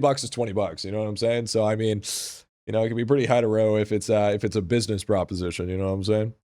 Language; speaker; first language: English; native; English